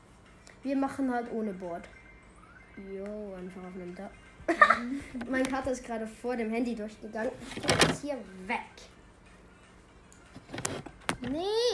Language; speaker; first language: German; native; German